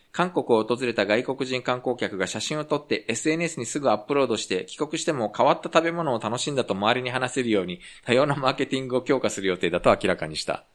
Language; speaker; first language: Japanese; native; Japanese